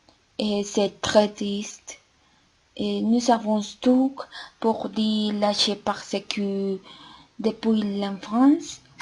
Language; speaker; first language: French; non-native, learner; Spanish